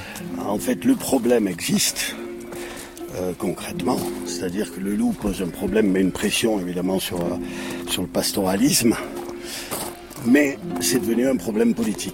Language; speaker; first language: French; native; French